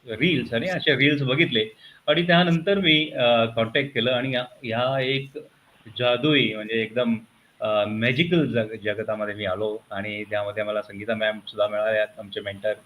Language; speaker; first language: Marathi; non-native, local second language; Punjabi